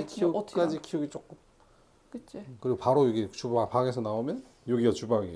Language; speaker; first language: Korean; native; Korean